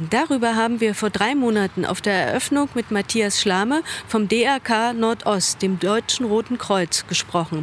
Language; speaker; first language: German; native; German